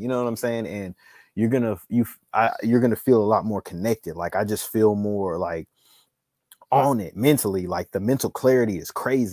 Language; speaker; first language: English; native; English